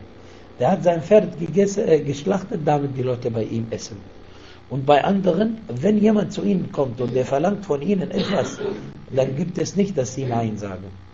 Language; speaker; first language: German; non-native, fluent; Arabic